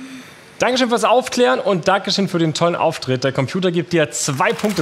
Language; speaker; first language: German; native; German